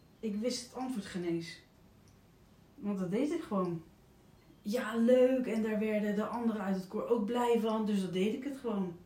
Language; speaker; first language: Dutch; native; Dutch